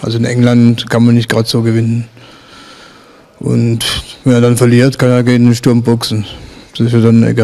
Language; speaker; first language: German; native; German